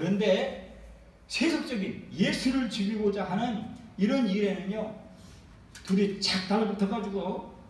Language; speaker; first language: Korean; native; Korean